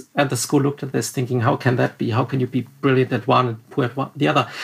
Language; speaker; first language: English; non-native, fluent; German